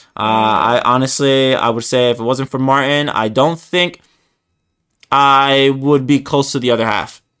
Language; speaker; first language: English; early bilingual, other home language; Spanish